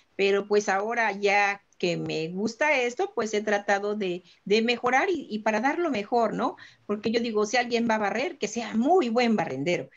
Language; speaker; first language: Spanish; native; Spanish